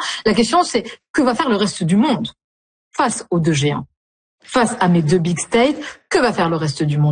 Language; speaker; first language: French; native; French